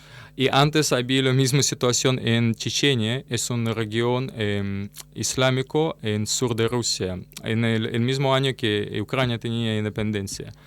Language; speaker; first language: Spanish; non-native, learner; Russian